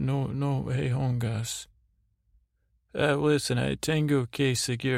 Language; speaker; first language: Spanish; non-native, learner; English